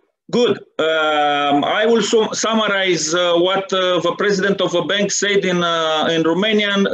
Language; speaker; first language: English; non-native, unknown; Romanian